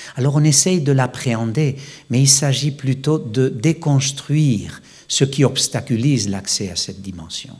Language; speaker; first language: French; non-native, fluent; Spanish